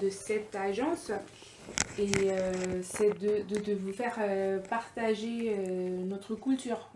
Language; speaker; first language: French; non-native, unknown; Spanish